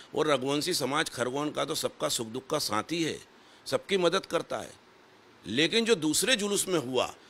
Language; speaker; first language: Hindi; native; Hindi